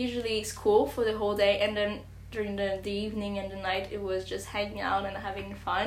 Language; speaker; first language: English; non-native, fluent; French